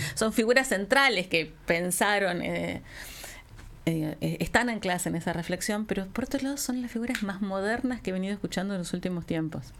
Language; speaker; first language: Spanish; native; Spanish